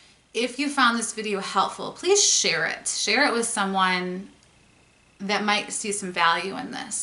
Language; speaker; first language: English; native; English